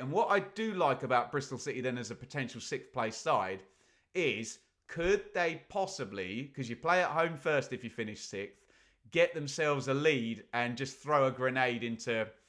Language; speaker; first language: English; native; English